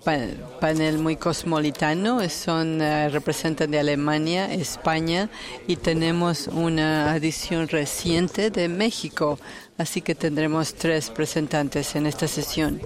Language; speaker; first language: Spanish; non-native, fluent; English